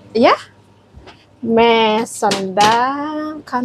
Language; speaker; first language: Norwegian; non-native, learner; Thai